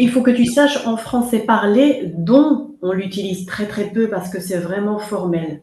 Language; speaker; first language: French; native; French